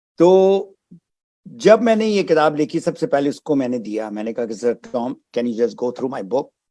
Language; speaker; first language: Urdu; native; Urdu